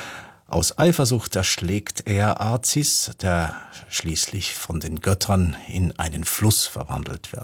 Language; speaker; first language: German; native; German